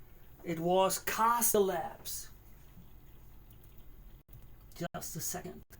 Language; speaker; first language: English; non-native, fluent; German